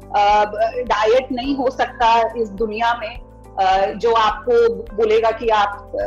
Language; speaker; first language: Hindi; native; Hindi